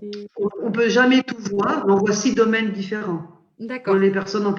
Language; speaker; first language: French; native; French